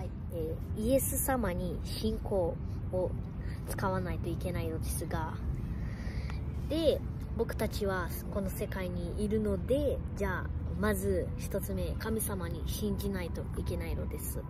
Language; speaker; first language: Japanese; early bilingual, other home language; Portuguese